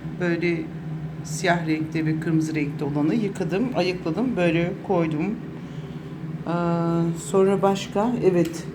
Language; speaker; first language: Turkish; native; Turkish